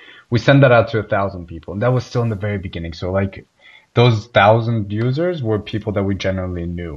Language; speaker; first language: English; non-native, fluent; Persian